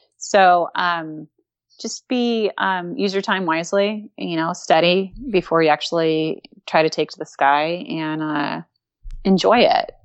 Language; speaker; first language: English; native; English